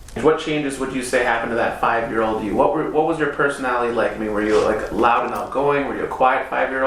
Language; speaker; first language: English; native; English